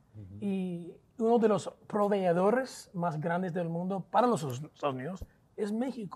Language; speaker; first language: Spanish; non-native, fluent; English